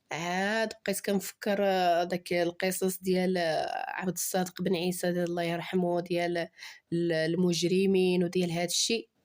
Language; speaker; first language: Arabic; native; Arabic